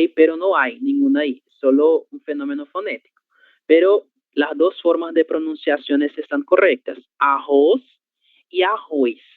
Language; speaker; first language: Spanish; non-native, learner; Portuguese